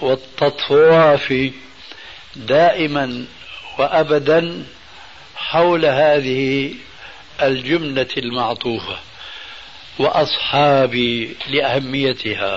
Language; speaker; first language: Arabic; early bilingual, other home language; Albanian